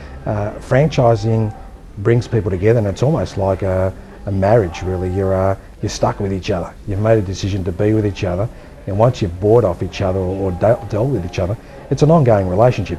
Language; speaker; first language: English; native; English